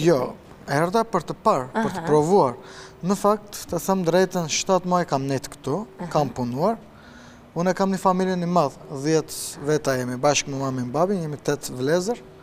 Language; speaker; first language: Albanian; non-native, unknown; Turkish